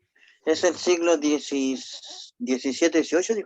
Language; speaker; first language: Spanish; native; Spanish